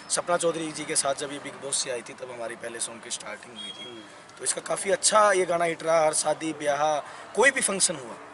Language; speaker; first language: Hindi; native; Hindi